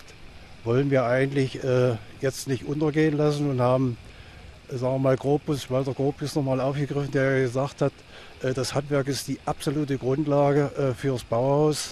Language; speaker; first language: German; native; German